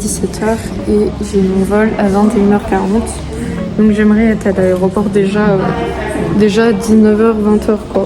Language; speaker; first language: French; native; French